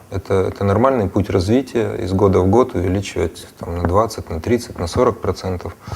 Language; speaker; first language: Russian; native; Russian